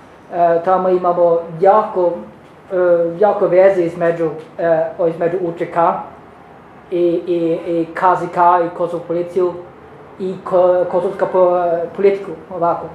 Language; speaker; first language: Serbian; non-native, learner; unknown